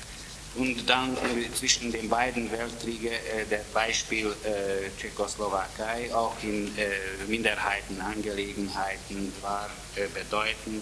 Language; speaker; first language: German; non-native, fluent; Italian